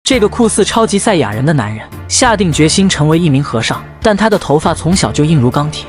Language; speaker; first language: Chinese; native; Chinese